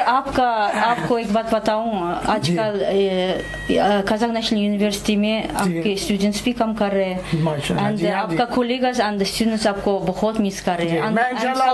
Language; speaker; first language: Hindi; non-native, fluent; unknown